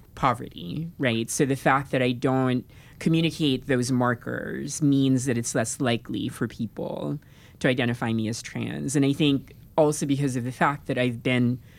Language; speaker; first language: English; non-native, local second language; Filipino